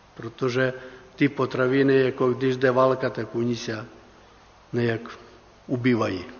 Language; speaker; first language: Czech; non-native, learner; Ukrainian